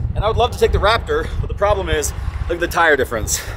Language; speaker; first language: English; native; English